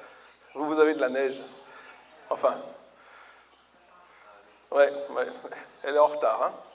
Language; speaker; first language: French; native; French